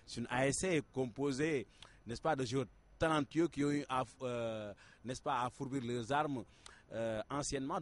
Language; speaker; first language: French; non-native, local second language; Wolof